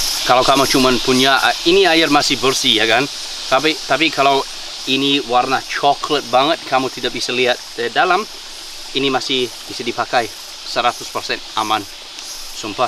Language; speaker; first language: Indonesian; non-native, fluent; English